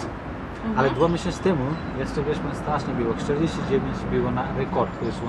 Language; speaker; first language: Polish; non-native, learner; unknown